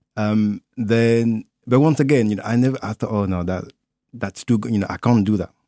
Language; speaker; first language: English; non-native, fluent; French